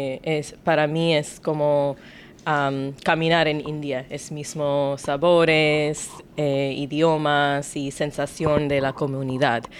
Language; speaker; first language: Spanish; non-native, learner; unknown